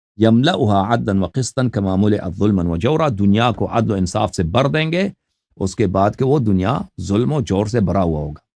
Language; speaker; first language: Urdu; non-native, fluent; Persian